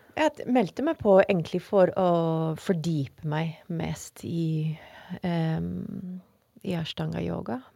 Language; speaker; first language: Norwegian; non-native, fluent; Dutch